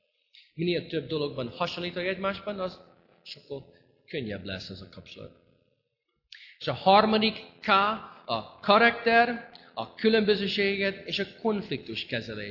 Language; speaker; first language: Hungarian; non-native, fluent; English